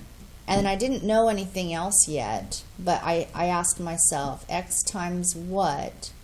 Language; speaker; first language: English; native; English